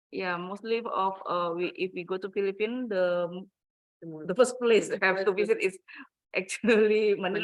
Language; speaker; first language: English; non-native, fluent; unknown